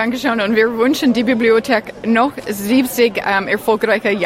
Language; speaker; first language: German; non-native, learner; English